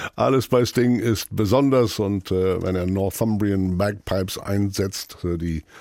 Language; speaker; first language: German; native; German